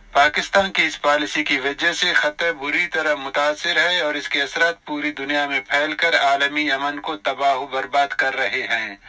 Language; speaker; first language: Urdu; non-native, local second language; Baluchi